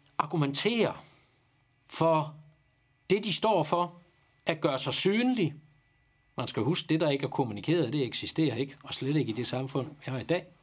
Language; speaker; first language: Danish; native; Danish